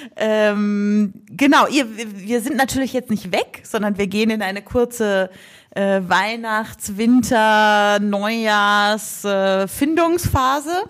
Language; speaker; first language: German; native; German